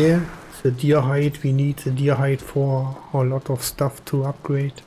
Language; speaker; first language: English; non-native, learner; German